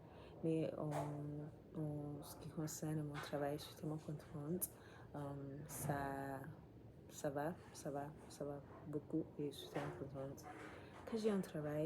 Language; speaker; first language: French; non-native, learner; English